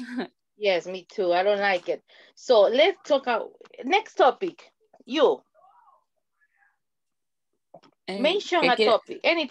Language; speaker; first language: English; non-native, fluent; Spanish